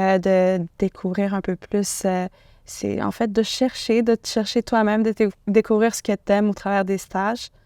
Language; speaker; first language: French; native; French